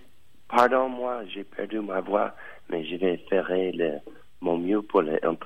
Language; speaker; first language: French; non-native, learner; English